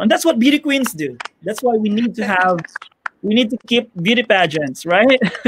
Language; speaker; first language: English; non-native, fluent; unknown